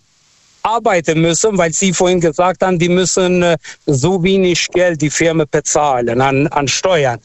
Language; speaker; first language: German; non-native, fluent; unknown